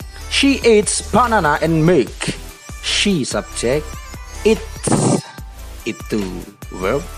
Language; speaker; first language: English; non-native, fluent; Indonesian